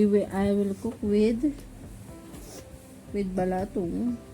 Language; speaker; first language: English; non-native, local second language; Filipino